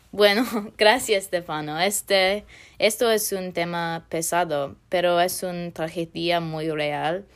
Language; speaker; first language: Spanish; non-native, fluent; English